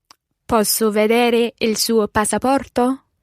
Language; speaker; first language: Italian; non-native, learner; English